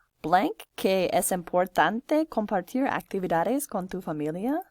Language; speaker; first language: Spanish; non-native, fluent; English